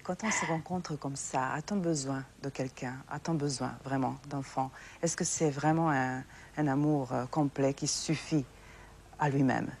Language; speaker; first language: French; non-native, fluent; Serbian